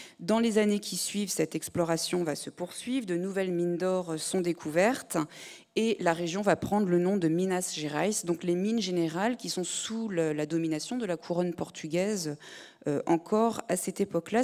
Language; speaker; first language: French; native; French